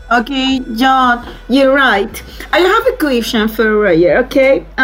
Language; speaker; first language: English; non-native, fluent; Spanish